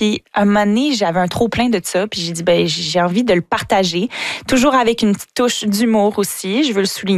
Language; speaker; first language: French; native; French